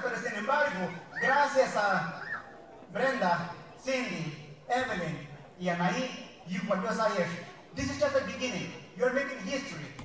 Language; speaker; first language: English; non-native, fluent; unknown